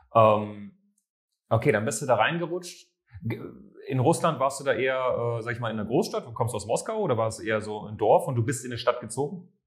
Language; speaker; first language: German; native; German